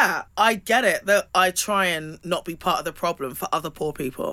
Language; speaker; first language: English; native; English